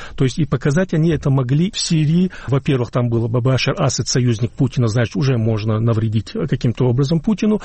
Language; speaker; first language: Russian; non-native, local second language; Chechen